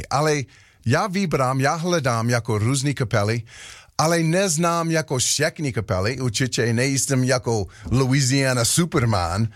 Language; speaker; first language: Czech; non-native, learner; English